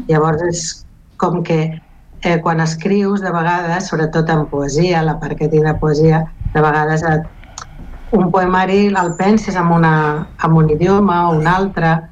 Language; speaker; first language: Catalan; non-native, local second language; Galician